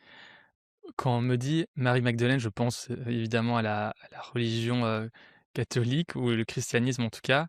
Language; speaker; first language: French; native; French